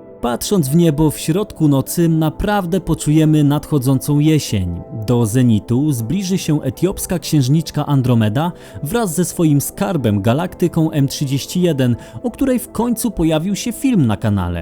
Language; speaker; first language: Polish; native; Polish